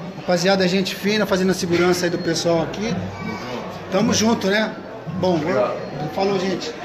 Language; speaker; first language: Portuguese; native; Portuguese